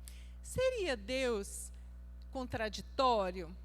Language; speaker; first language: Portuguese; native; Portuguese